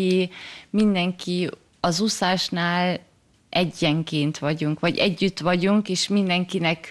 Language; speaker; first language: Hungarian; early bilingual, heritage; German